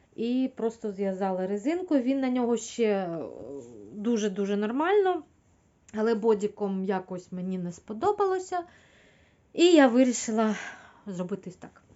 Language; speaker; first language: Ukrainian; non-native, local second language; Russian